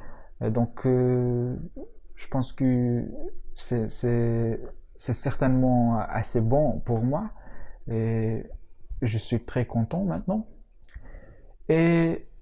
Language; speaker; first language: French; non-native, learner; Mongolian